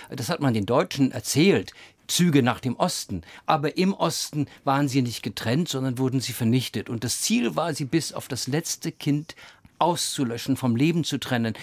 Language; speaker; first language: German; early bilingual, other home language; English